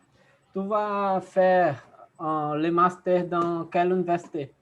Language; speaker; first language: French; non-native, learner; Portuguese